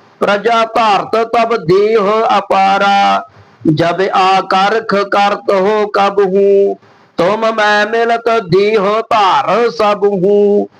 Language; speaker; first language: Hindi; non-native, local second language; Punjabi